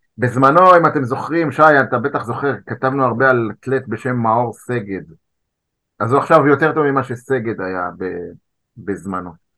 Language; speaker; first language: Hebrew; native; Hebrew